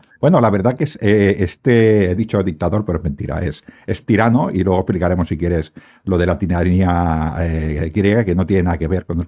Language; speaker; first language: Spanish; native; Spanish